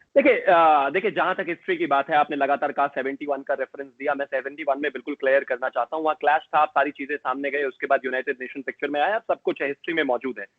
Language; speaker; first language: Hindi; native; Hindi